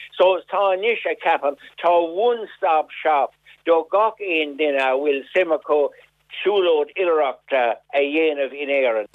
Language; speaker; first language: Irish; non-native, local second language; English